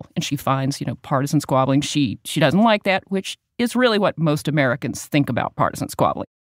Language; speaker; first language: English; native; English